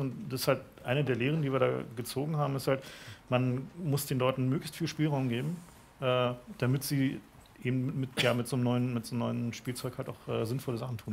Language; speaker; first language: German; native; German